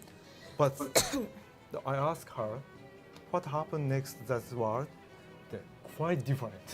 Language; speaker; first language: English; non-native, learner; Japanese